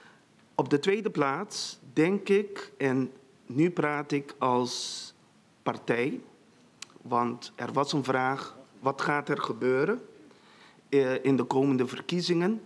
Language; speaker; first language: Dutch; non-native, local second language; Papiamento